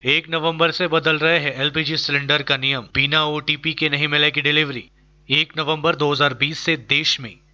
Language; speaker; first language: Hindi; native; Hindi